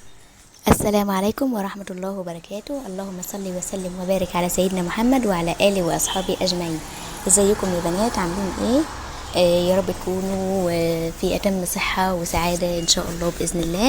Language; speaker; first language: Arabic; native; Arabic